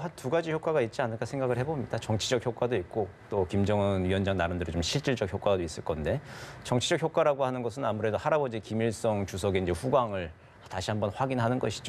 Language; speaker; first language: Korean; native; Korean